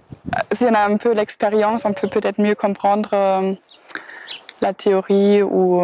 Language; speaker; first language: French; non-native, fluent; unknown